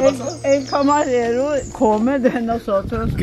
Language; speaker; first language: Spanish; non-native, learner; Norwegian